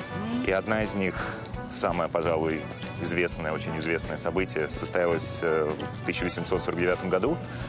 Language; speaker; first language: Russian; native; Russian